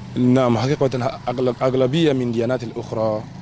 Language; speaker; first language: Arabic; non-native, fluent; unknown